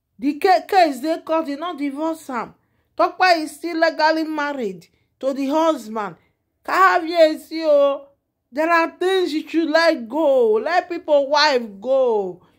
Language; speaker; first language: Nigerian Pidgin; non-native, local second language; Yoruba